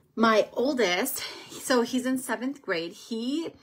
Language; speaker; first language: English; native; English